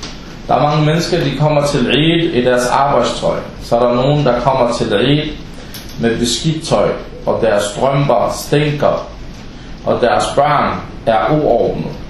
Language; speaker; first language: Danish; non-native, fluent; Arabic